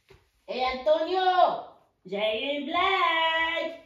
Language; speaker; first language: French; non-native, learner; English